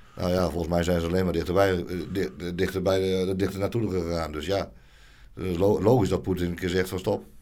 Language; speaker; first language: Dutch; native; Dutch